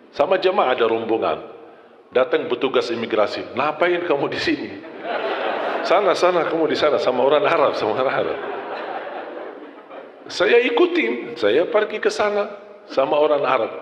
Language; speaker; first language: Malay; non-native, fluent; Arabic